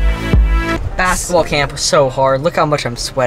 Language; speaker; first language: English; native; English